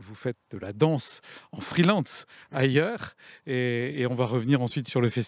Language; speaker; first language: French; native; French